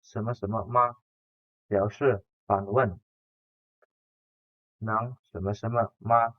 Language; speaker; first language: Chinese; non-native, fluent; Indonesian